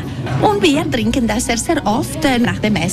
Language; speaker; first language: German; non-native, local second language; Italian